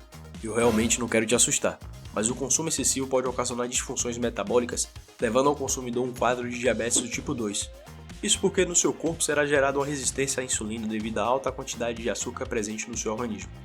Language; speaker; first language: Portuguese; native; Portuguese